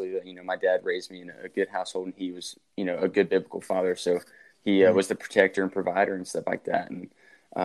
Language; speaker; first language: English; native; English